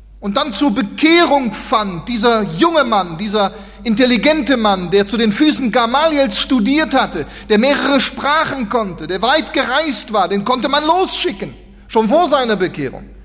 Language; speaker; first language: German; native; German